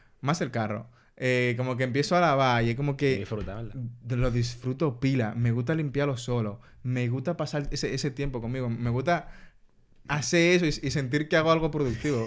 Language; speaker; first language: Spanish; native; Spanish